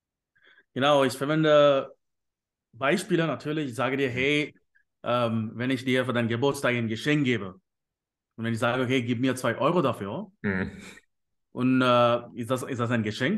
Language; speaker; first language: German; non-native, fluent; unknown